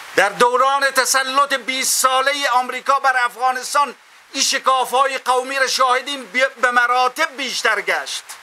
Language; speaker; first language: Persian; native; Persian